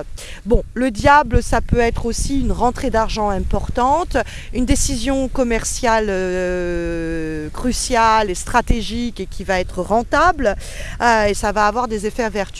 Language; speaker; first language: French; native; French